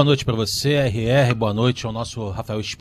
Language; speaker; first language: Portuguese; native; Portuguese